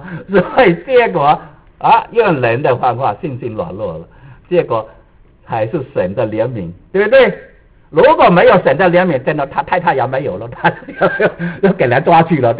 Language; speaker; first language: Chinese; native; Chinese